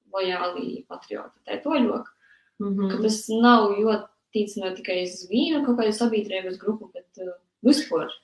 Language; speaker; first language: Latvian; native; Latvian